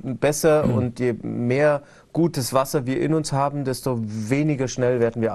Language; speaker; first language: German; native; German